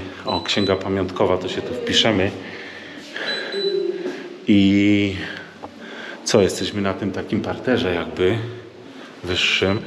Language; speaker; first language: Polish; native; Polish